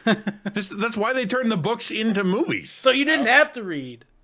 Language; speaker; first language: English; native; English